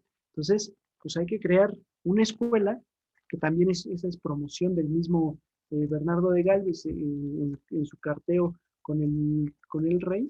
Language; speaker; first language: Spanish; native; Spanish